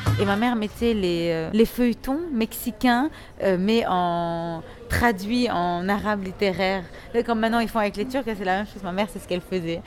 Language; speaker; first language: French; non-native, local second language; Arabic